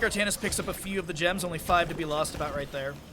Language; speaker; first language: English; native; English